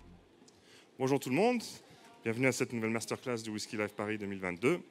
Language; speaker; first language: French; native; French